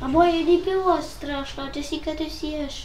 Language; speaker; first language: Polish; early bilingual, heritage; Polish